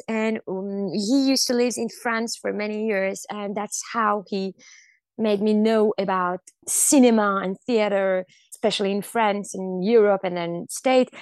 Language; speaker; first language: English; non-native, fluent; Persian